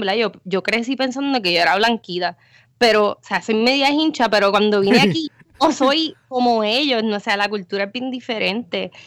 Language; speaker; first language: Spanish; native; Spanish